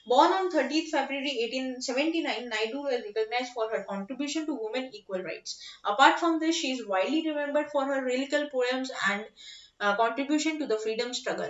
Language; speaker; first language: English; non-native, local second language; Hindi